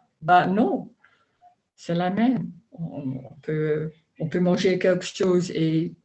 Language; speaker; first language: French; non-native, learner; Dutch